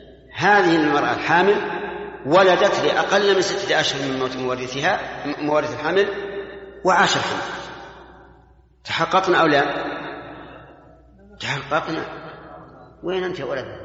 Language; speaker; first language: Arabic; native; Arabic